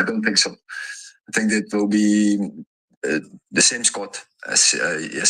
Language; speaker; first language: English; non-native, fluent; Dutch